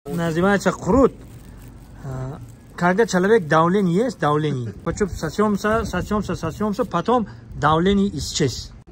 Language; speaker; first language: Russian; non-native, learner; Tajik